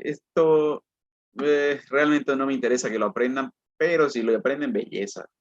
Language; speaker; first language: Spanish; native; Spanish